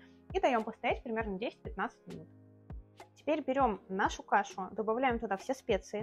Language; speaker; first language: Russian; native; Russian